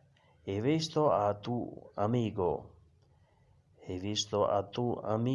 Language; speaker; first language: Spanish; non-native, fluent; Urdu